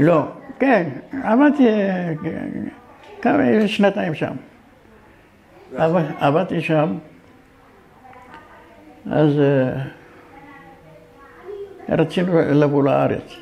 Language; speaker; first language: Hebrew; early bilingual, other home language; Arabic